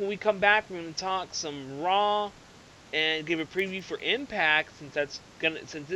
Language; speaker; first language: English; native; English